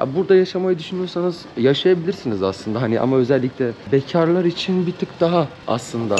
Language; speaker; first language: Turkish; native; Turkish